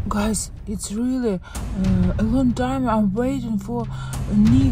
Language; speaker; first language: English; non-native, learner; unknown